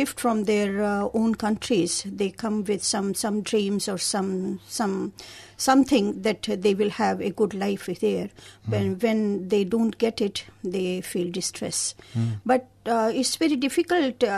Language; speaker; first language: English; non-native, local second language; Hindi